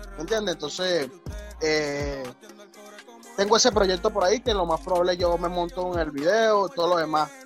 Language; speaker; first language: Spanish; native; Spanish